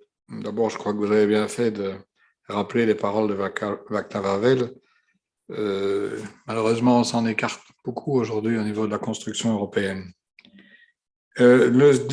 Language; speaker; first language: French; native; French